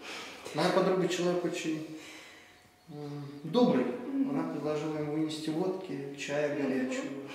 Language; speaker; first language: Russian; native; Russian